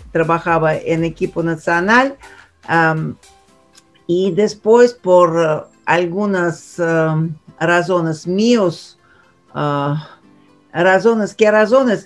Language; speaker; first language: Spanish; non-native, fluent; Russian